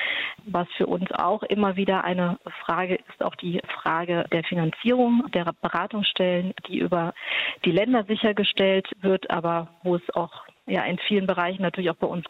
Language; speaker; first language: German; native; German